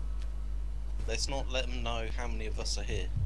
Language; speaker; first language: English; native; English